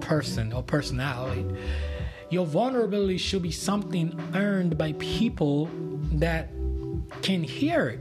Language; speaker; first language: English; non-native, local second language; Yoruba